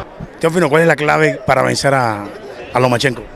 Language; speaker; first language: Spanish; native; Spanish